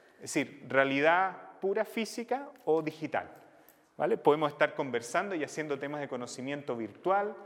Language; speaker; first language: Spanish; native; Spanish